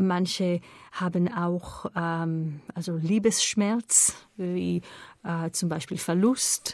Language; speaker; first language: German; non-native, fluent; Hebrew